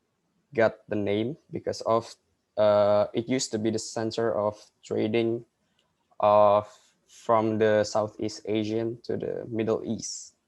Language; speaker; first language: English; non-native, local second language; Indonesian